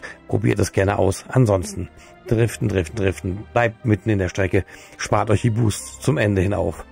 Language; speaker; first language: German; native; German